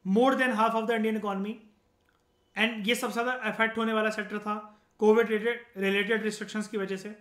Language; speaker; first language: Hindi; native; Hindi